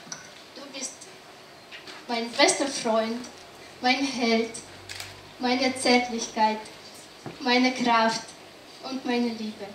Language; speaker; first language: German; non-native, learner; Russian